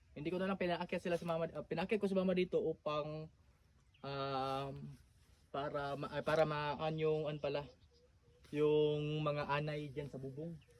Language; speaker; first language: Filipino; native; Filipino